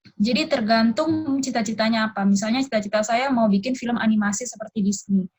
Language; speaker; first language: Indonesian; early bilingual, other home language; Japanese